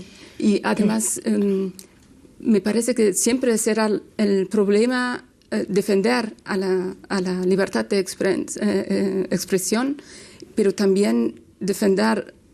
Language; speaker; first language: Spanish; non-native, learner; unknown